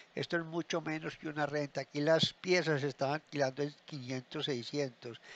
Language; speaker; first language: Spanish; native; Spanish